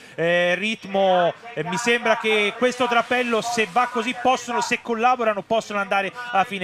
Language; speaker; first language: Italian; native; Italian